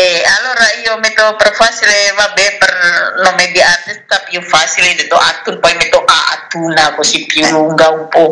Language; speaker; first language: Italian; non-native, learner; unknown